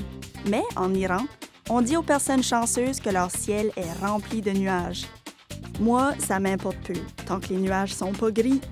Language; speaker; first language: French; native; French